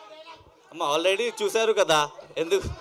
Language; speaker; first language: Telugu; non-native, learner; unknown